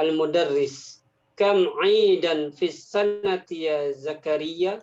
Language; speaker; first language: Arabic; non-native, fluent; Indonesian